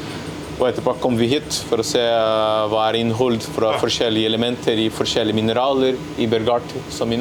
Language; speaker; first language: Norwegian; non-native, learner; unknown